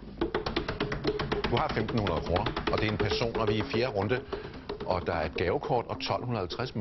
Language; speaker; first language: Danish; native; Danish